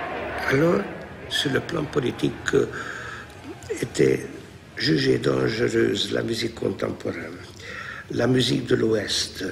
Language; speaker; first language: French; non-native, fluent; Hungarian